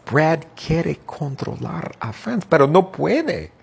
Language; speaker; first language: Spanish; non-native, fluent; English